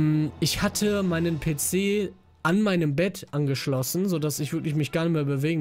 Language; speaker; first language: German; native; German